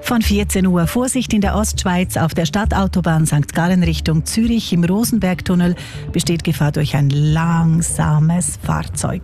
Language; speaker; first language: German; native; German